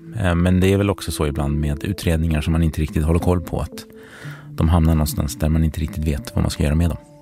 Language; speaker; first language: Swedish; native; Swedish